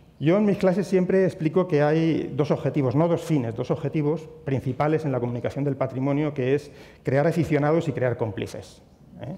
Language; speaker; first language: Spanish; native; Spanish